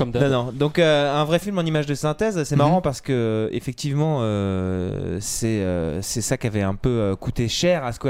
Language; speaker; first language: French; native; French